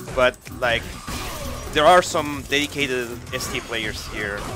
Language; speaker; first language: English; non-native, fluent; Spanish